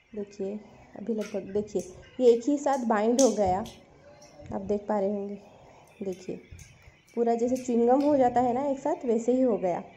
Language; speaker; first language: Hindi; non-native, local second language; Odia